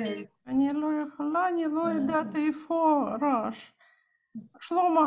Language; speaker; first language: Hebrew; non-native, fluent; Russian